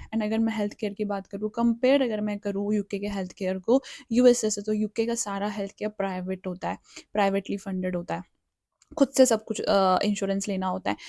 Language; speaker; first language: Hindi; native; Hindi